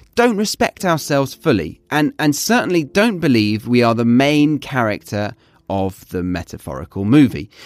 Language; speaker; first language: English; native; English